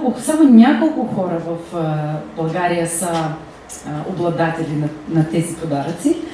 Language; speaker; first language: Bulgarian; early bilingual, heritage; Bulgarian